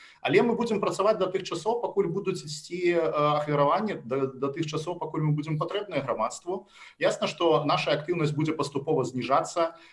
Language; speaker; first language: Belarusian; non-native, local second language; Russian